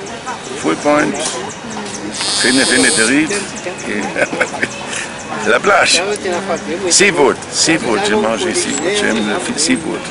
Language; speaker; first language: French; non-native, learner; German